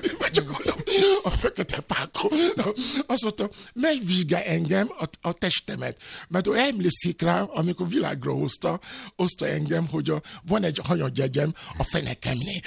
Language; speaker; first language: Hungarian; non-native, fluent; Yoruba